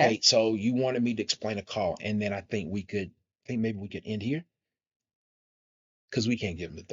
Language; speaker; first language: English; native; English